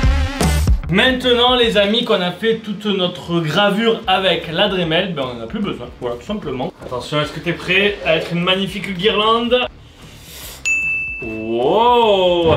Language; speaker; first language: French; native; French